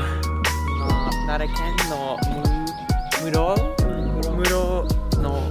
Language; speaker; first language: Japanese; non-native, learner; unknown